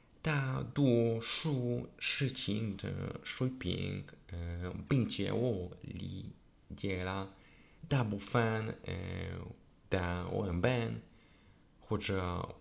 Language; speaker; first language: Chinese; non-native, learner; Polish